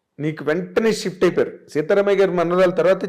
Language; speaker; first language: Telugu; native; Telugu